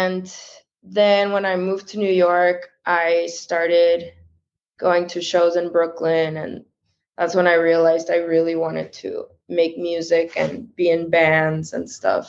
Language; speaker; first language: English; early bilingual, other home language; Spanish